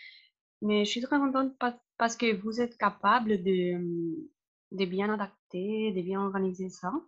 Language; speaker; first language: French; non-native, fluent; Spanish